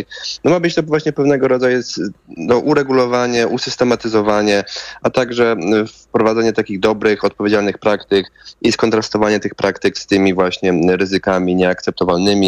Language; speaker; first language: Polish; native; Polish